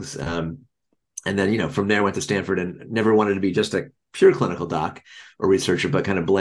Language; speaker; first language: English; native; English